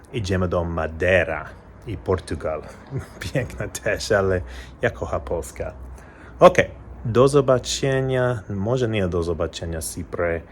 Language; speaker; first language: Polish; non-native, learner; English